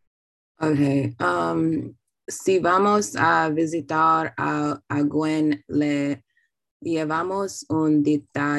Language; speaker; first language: Spanish; non-native, learner; English